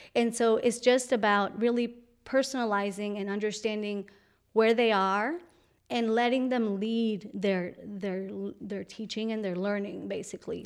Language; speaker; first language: English; non-native, fluent; Spanish